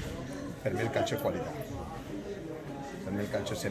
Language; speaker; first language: Italian; non-native, fluent; Spanish